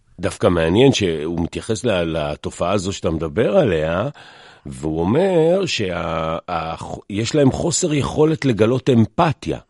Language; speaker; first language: Hebrew; native; Hebrew